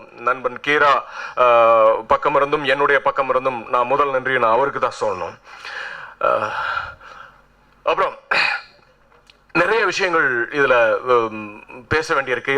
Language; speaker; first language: Tamil; native; Tamil